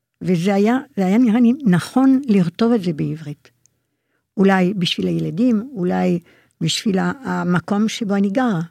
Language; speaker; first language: Hebrew; non-native, fluent; French